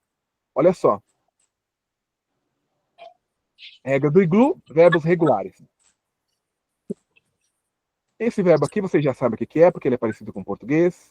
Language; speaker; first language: Portuguese; native; Portuguese